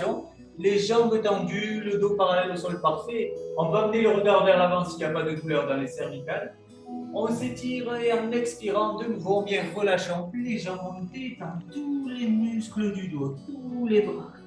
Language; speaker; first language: French; native; French